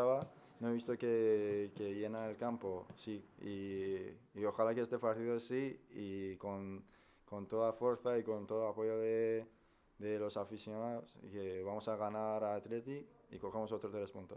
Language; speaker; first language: Spanish; non-native, fluent; Persian